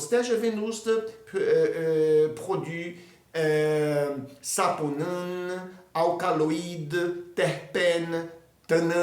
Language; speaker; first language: French; non-native, fluent; Portuguese